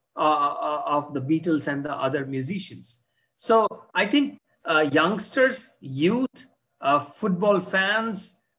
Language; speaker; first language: English; non-native, local second language; Hindi